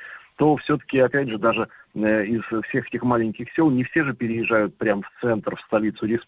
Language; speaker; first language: Russian; native; Russian